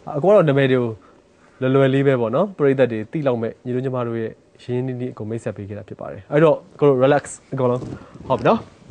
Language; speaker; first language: Burmese; native; Burmese